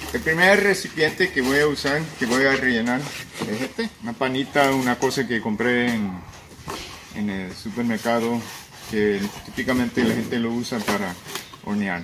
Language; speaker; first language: Spanish; non-native, fluent; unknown